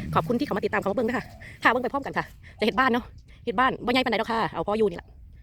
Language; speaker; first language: Thai; native; Thai